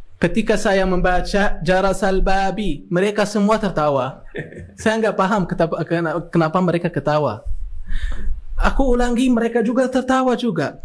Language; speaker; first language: Indonesian; non-native, fluent; Arabic